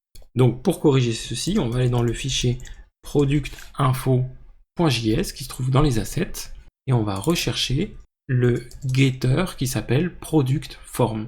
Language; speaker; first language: French; native; French